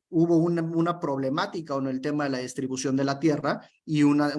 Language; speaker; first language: Spanish; native; Spanish